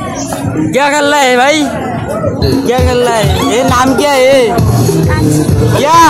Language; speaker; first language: Hindi; non-native, local second language; Assamese